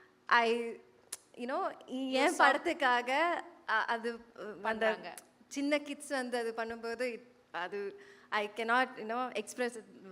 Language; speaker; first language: Tamil; non-native, fluent; Malayalam